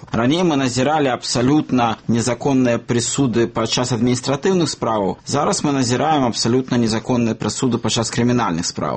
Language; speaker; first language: Belarusian; native; Belarusian